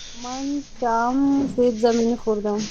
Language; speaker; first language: Persian; non-native, learner; Urdu